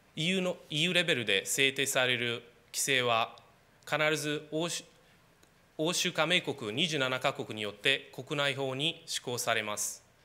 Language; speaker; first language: Japanese; non-native, fluent; Romanian